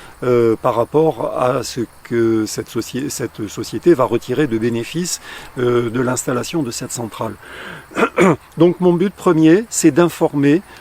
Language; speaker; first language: French; native; French